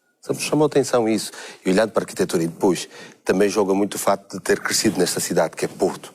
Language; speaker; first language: Portuguese; native; Portuguese